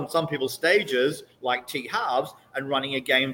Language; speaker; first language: English; native; English